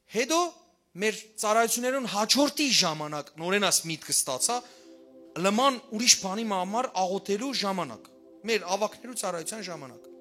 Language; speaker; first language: Armenian; early bilingual, heritage; Armenian